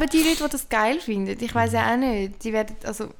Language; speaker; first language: German; native; German